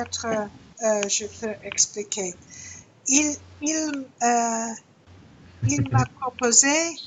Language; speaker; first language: French; non-native, learner; English